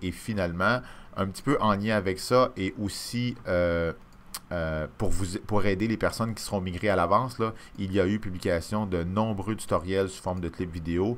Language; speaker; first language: French; native; French